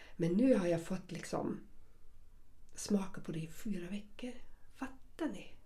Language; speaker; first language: Swedish; non-native, fluent; German